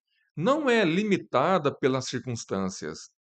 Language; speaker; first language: Portuguese; native; Portuguese